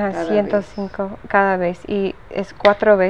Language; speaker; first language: Spanish; non-native, learner; English